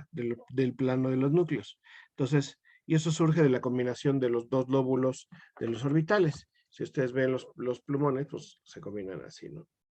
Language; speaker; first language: Spanish; native; Spanish